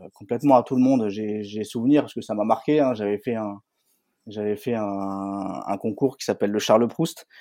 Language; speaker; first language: French; native; French